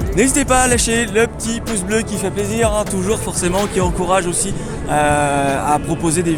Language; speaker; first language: French; native; French